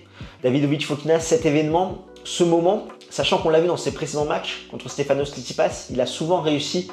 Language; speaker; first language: French; native; French